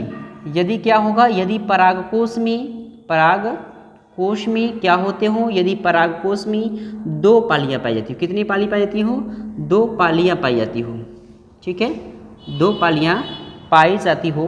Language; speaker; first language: Hindi; native; Hindi